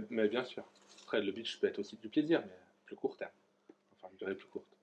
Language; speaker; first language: French; native; French